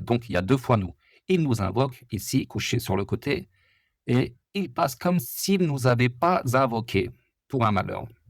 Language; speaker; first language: French; native; French